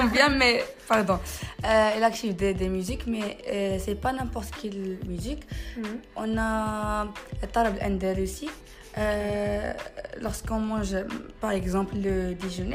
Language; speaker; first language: French; non-native, learner; Tachelhit